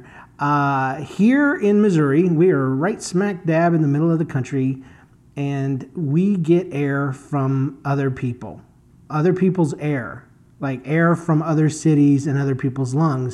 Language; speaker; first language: English; native; English